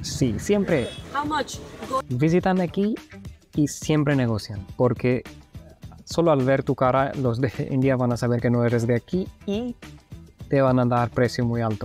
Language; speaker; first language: Spanish; non-native, fluent; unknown